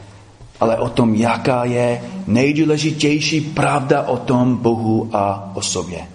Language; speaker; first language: Czech; non-native, fluent; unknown